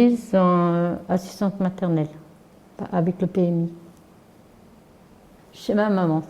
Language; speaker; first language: French; native; French